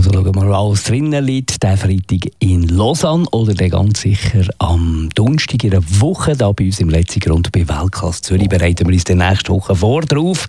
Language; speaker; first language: German; native; German